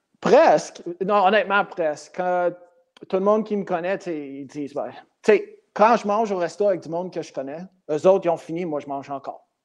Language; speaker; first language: French; non-native, local second language; English